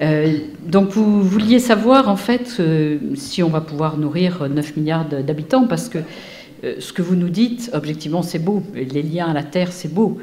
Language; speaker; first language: French; native; French